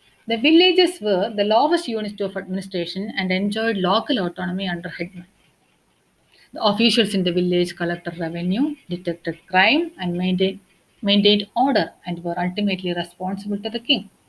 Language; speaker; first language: English; non-native, local second language; Malayalam